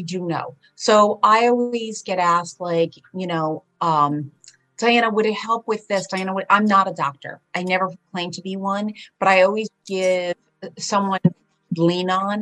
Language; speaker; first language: English; early bilingual, other home language; Polish